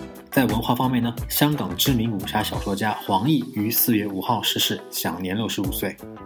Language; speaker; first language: Chinese; native; Chinese